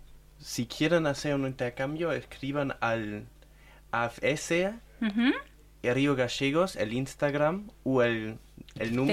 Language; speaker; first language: Spanish; non-native, learner; German